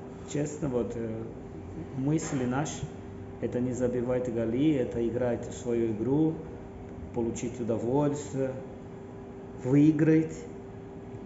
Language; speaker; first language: Russian; non-native, fluent; Portuguese